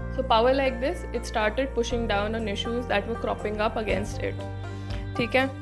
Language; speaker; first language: English; non-native, local second language; Hindi